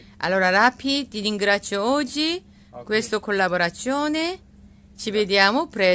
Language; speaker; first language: Italian; non-native, learner; Korean